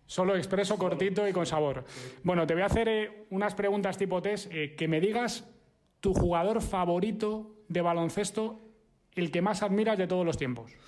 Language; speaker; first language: Spanish; native; Spanish